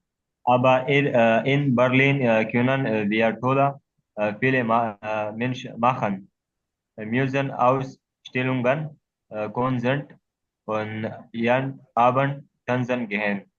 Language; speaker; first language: German; non-native, learner; Urdu